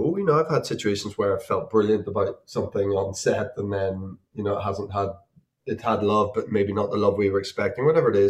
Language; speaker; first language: English; native; English